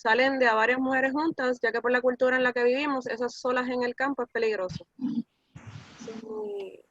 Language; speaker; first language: Spanish; native; Spanish